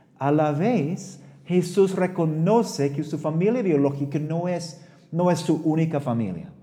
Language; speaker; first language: Spanish; non-native, fluent; English